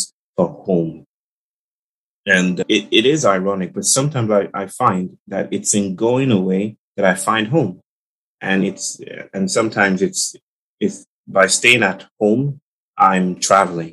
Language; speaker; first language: English; non-native, local second language; Yoruba